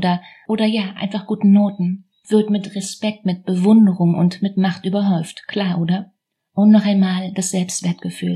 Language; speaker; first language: German; native; German